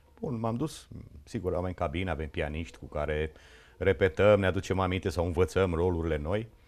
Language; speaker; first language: Romanian; native; Romanian